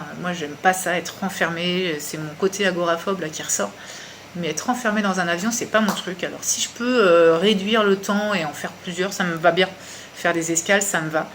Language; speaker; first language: French; native; French